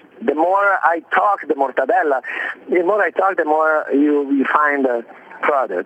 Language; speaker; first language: English; non-native, fluent; Italian